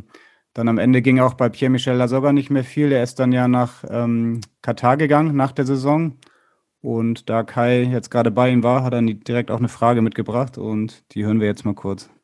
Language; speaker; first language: German; native; German